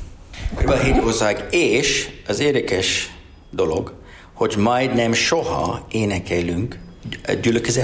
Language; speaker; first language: Hungarian; non-native, learner; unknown